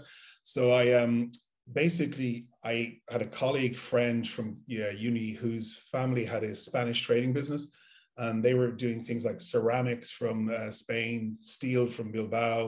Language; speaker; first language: English; native; English